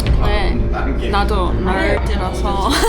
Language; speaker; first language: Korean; non-native, fluent; Ukrainian